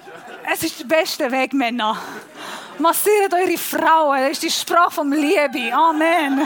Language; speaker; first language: German; non-native, fluent; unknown